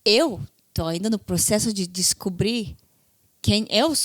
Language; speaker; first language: Portuguese; non-native, fluent; Hebrew